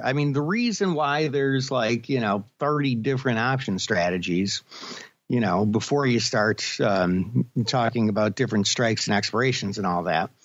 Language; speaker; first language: English; native; English